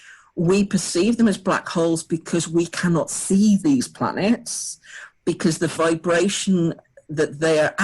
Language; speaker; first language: English; native; English